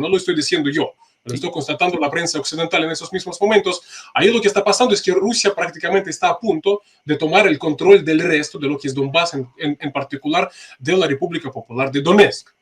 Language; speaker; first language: Spanish; non-native, fluent; Russian